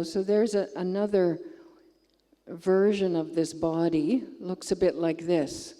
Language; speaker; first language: English; native; English